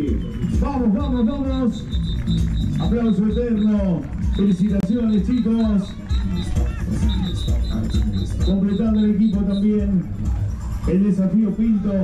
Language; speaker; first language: Spanish; native; Spanish